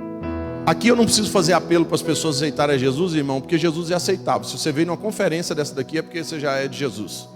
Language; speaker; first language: Portuguese; native; Portuguese